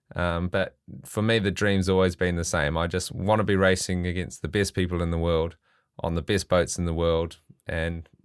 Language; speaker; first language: English; native; English